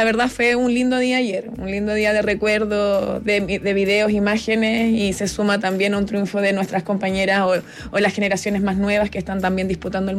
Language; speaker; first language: Spanish; native; Spanish